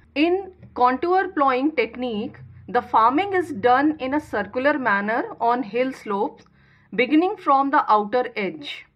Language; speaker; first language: English; non-native, local second language; Hindi